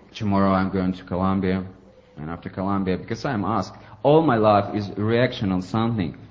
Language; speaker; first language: English; non-native, fluent; Ukrainian